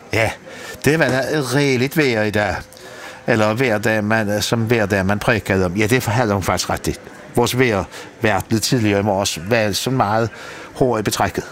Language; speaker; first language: Danish; native; Danish